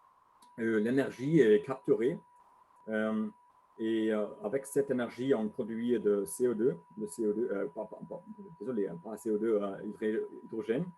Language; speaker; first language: French; non-native, learner; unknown